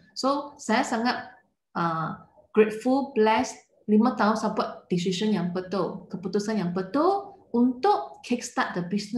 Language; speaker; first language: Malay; non-native, local second language; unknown